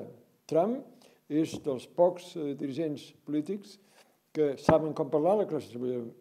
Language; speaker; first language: Catalan; native; Catalan